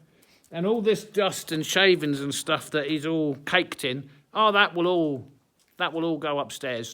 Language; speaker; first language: English; native; English